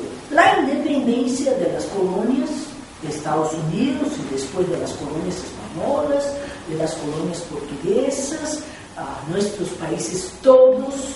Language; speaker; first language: Spanish; non-native, fluent; Portuguese